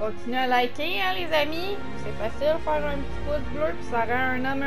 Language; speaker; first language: French; native; French